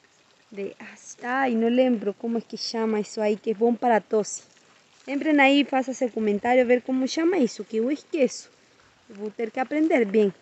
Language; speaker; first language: Spanish; non-native, learner; Portuguese